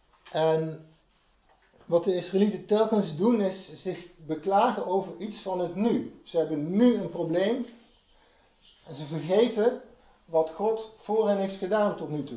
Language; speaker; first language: Dutch; native; Dutch